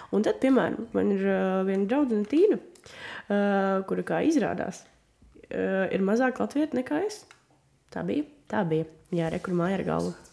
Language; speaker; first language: Latvian; non-native, local second language; Russian